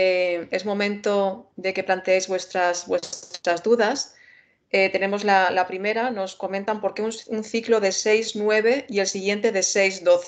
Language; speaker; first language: Spanish; native; Spanish